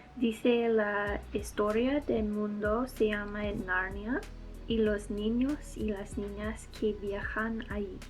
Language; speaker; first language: Spanish; non-native, learner; English